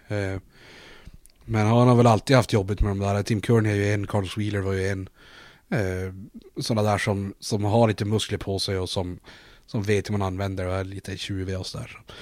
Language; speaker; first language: Swedish; native; Swedish